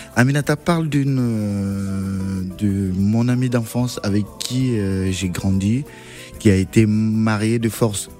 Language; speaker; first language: French; non-native, local second language; Dyula